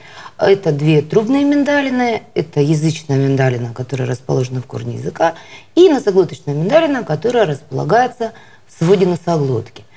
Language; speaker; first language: Russian; native; Russian